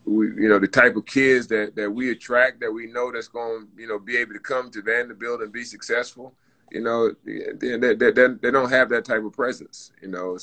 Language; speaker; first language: English; native; English